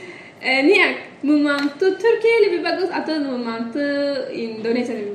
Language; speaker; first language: Indonesian; non-native, learner; Turkish